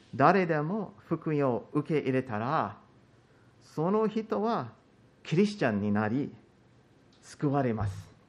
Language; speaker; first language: Japanese; non-native, fluent; English